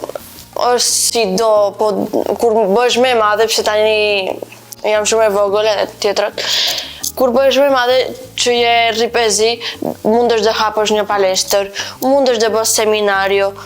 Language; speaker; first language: Albanian; early bilingual, heritage; Albanian